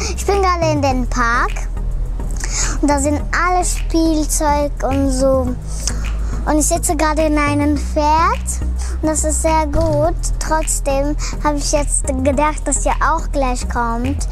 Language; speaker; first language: German; early bilingual, other home language; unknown